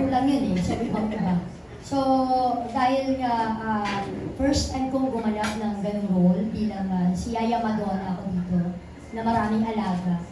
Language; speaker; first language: Filipino; native; Filipino